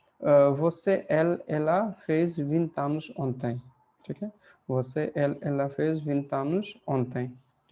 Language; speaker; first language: Portuguese; non-native, fluent; Hindi